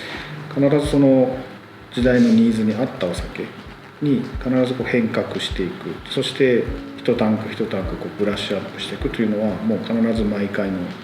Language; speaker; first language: Japanese; native; Japanese